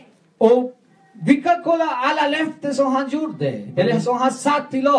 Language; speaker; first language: Swedish; non-native, learner; Spanish